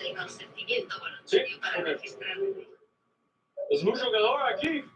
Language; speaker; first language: Spanish; non-native, learner; English